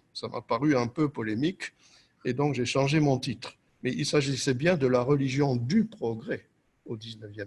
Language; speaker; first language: French; native; French